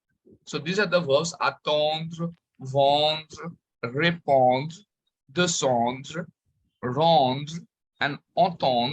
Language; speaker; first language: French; non-native, fluent; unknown